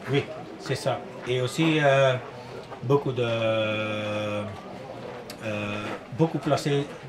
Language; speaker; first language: French; non-native, learner; Dutch